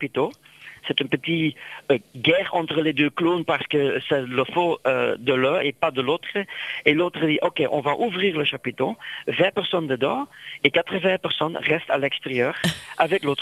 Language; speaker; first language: French; non-native, local second language; Dutch